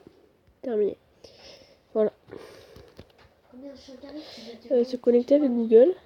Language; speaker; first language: French; native; French